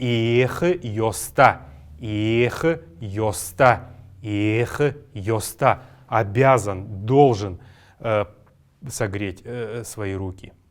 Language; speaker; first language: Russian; native; Russian